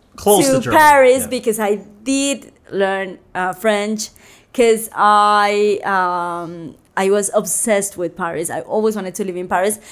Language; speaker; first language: English; non-native, fluent; Spanish